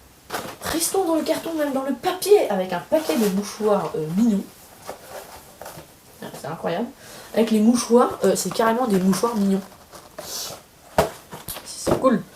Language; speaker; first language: French; native; French